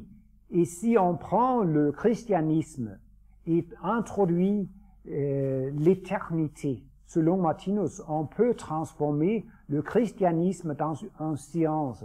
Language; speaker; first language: French; non-native, fluent; Danish